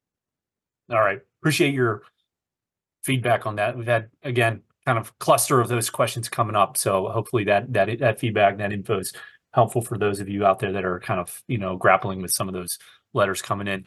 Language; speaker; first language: English; native; English